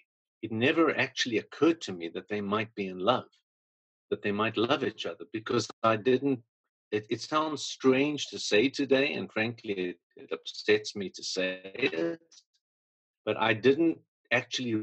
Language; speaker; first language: English; native; English